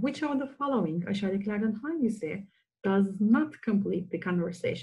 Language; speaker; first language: English; non-native, fluent; Turkish